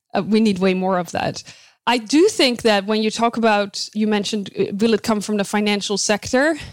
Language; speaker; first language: English; non-native, fluent; Dutch